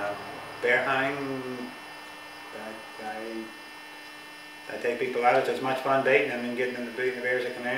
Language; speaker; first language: English; native; English